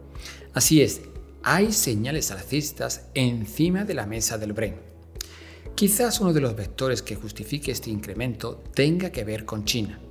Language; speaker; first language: Spanish; native; Spanish